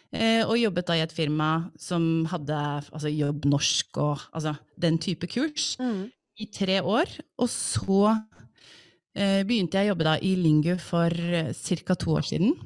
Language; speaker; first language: Norwegian; early bilingual, other home language; English